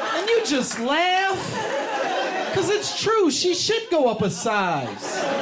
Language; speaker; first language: English; native; English